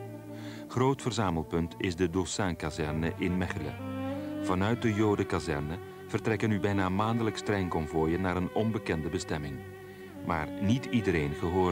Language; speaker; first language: Dutch; native; Dutch